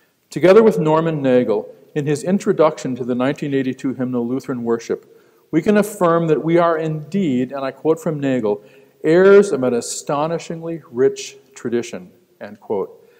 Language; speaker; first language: English; native; English